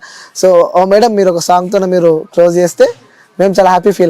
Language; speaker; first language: Telugu; native; Telugu